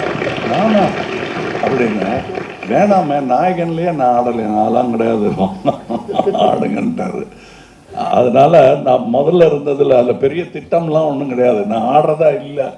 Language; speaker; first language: Tamil; native; Tamil